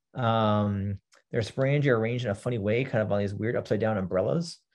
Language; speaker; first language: English; native; English